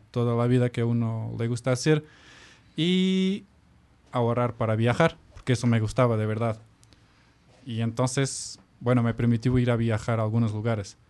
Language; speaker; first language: Spanish; non-native, fluent; Portuguese